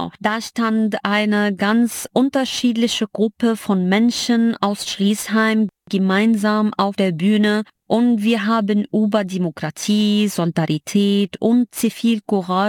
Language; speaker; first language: German; non-native, fluent; Arabic